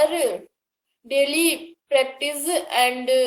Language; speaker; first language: English; non-native, learner; Hindi